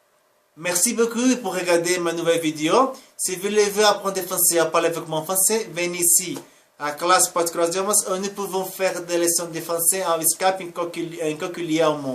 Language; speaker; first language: French; non-native, learner; Spanish